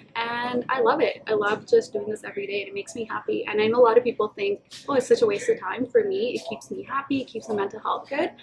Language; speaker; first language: English; early bilingual, other home language; Punjabi